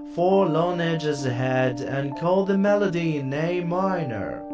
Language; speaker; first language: English; non-native, fluent; Ukrainian